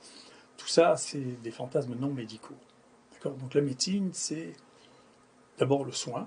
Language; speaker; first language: French; native; French